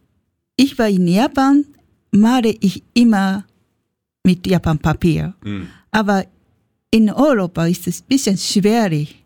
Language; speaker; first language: German; non-native, learner; Japanese